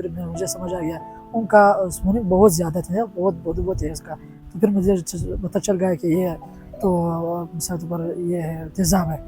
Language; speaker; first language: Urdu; non-native, local second language; Pashto